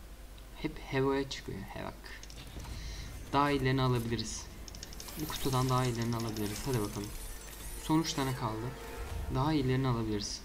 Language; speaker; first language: Turkish; native; Turkish